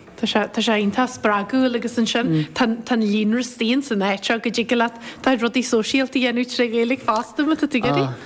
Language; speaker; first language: Irish; native; Irish